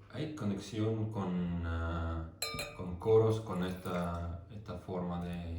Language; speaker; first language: Spanish; non-native, fluent; Russian